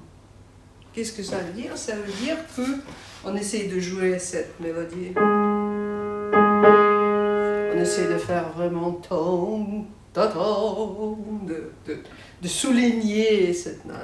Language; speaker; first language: French; non-native, fluent; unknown